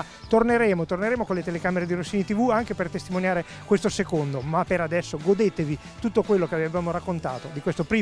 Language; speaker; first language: Italian; native; Italian